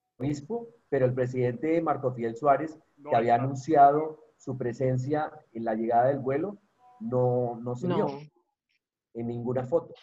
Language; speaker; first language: Spanish; native; Spanish